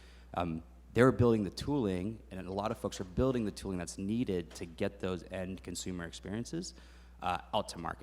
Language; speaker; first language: English; native; English